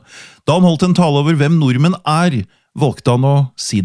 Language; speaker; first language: Norwegian; native; Norwegian